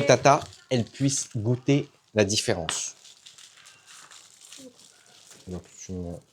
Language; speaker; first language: French; native; French